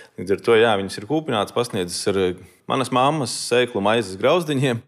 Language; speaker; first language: Latvian; native; Latvian